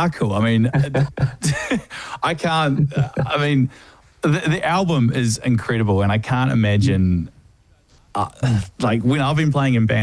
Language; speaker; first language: English; native; English